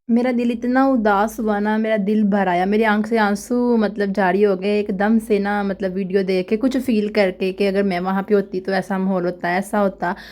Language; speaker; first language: Urdu; non-native, local second language; Punjabi